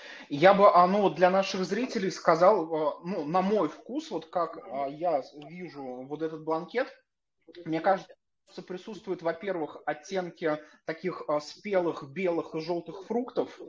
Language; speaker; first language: Russian; native; Russian